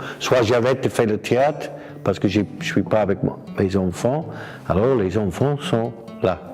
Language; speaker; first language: French; non-native, fluent; English